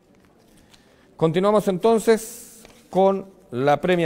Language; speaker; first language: Spanish; native; Spanish